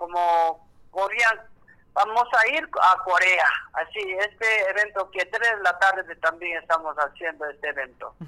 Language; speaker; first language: Spanish; non-native, learner; Korean